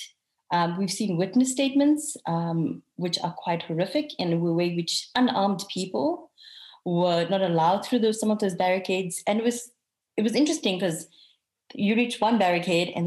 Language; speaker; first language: English; native; English